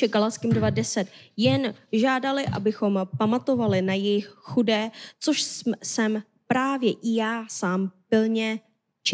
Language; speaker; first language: Czech; non-native, fluent; Korean